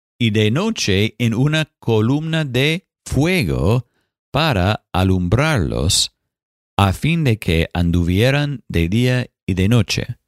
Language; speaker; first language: Spanish; non-native, fluent; English